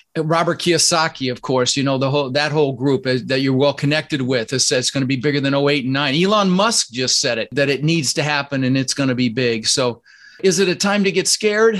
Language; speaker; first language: English; early bilingual, other home language; Dutch